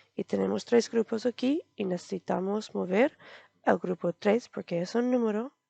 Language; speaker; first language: Spanish; non-native, learner; English